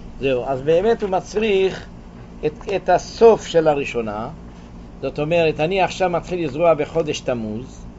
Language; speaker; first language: Hebrew; native; Hebrew